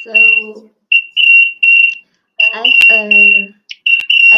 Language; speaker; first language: English; non-native, local second language; Malay